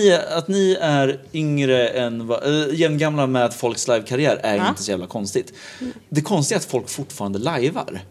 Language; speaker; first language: Swedish; native; Swedish